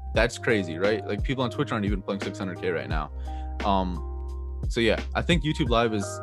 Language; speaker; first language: English; native; English